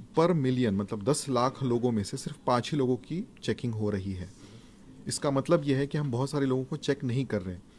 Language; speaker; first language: Hindi; non-native, local second language; Marathi